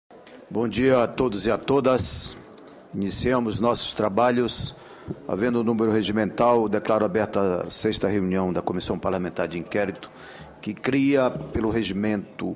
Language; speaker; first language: Portuguese; native; Portuguese